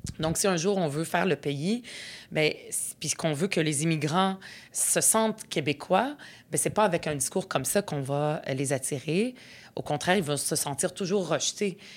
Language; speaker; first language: French; early bilingual, other home language; Arabic